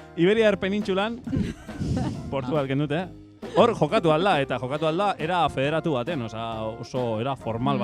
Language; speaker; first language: Basque; native; Basque